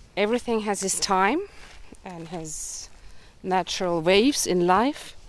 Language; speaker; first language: English; early bilingual, heritage; German